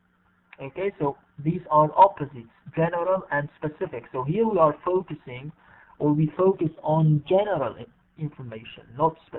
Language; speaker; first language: English; non-native, fluent; Arabic